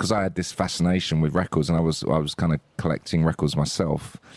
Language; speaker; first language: English; native; English